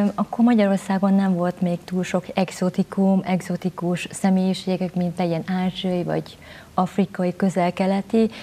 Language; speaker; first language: Hungarian; early bilingual, other home language; Vietnamese